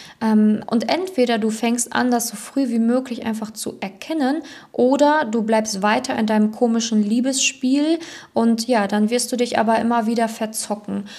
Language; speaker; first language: German; native; German